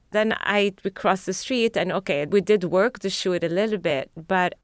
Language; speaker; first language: English; non-native, fluent; Arabic